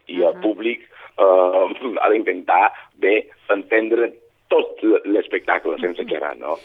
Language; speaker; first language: Catalan; non-native, fluent; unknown